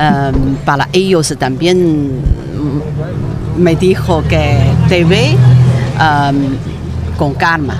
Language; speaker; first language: Spanish; non-native, learner; Chinese